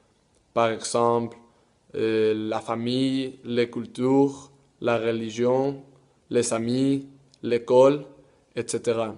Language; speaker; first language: French; non-native, learner; Spanish